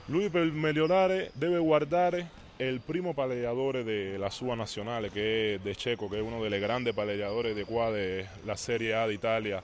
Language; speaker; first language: Italian; non-native, fluent; Spanish